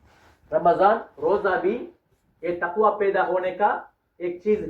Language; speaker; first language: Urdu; non-native, local second language; Tamil